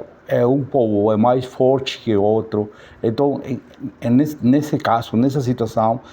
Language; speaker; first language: Portuguese; non-native, learner; Spanish